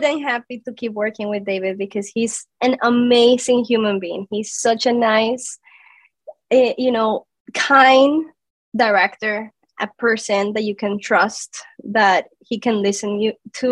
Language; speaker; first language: English; non-native, fluent; Spanish